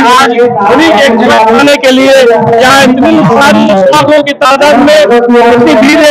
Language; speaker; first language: Hindi; native; Hindi